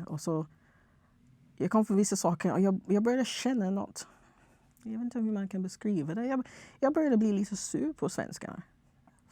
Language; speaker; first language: Swedish; non-native, fluent; English